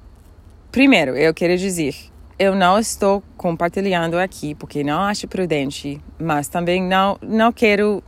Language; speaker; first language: Portuguese; non-native, fluent; English